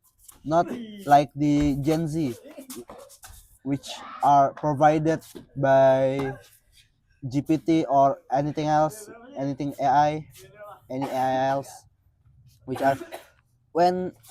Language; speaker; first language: English; non-native, fluent; Indonesian